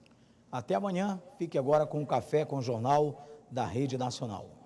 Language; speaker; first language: Portuguese; native; Portuguese